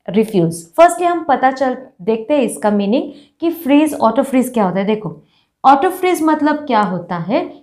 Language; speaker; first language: Hindi; non-native, local second language; Marathi